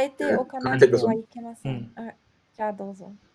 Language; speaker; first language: Japanese; non-native, learner; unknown